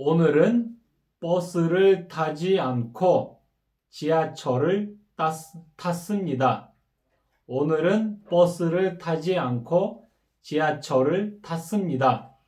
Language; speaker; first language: Korean; non-native, fluent; Kyrgyz